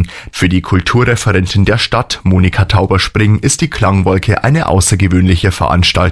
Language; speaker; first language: German; native; German